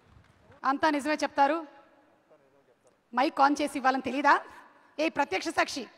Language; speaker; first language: Telugu; native; Telugu